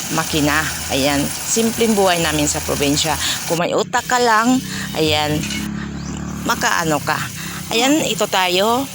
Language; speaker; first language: Filipino; native; Filipino